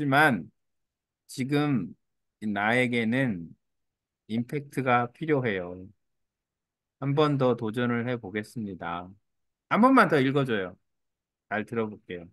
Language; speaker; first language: Korean; native; Korean